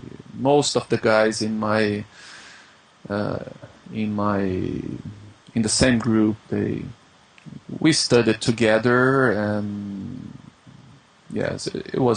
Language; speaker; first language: English; non-native, fluent; Portuguese